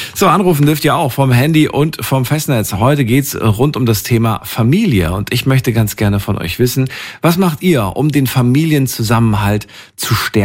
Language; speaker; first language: German; native; German